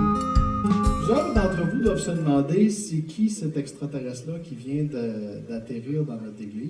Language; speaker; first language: French; native; French